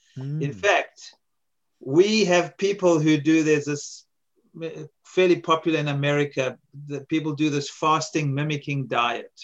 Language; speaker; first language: English; native; English